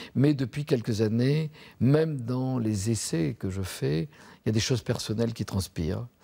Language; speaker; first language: French; native; French